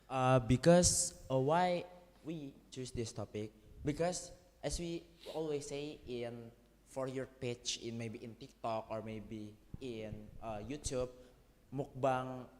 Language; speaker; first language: English; non-native, learner; Indonesian